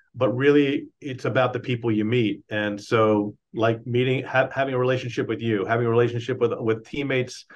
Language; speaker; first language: English; native; English